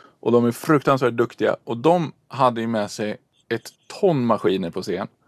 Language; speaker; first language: Swedish; native; Swedish